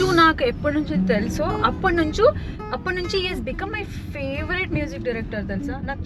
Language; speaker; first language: Telugu; native; Telugu